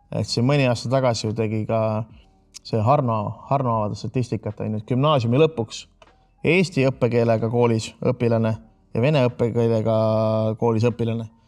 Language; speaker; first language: Estonian; native; Estonian